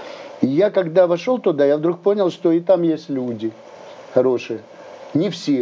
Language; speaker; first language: Russian; native; Russian